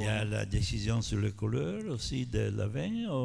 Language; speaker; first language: French; non-native, fluent; Italian